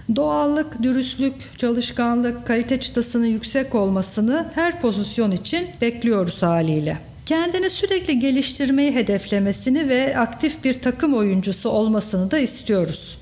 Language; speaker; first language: Turkish; native; Turkish